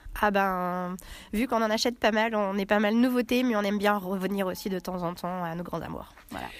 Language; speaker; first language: French; native; French